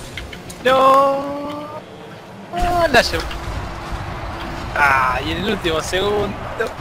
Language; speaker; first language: Spanish; native; Spanish